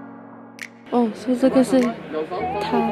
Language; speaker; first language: Chinese; early bilingual, heritage; Cantonese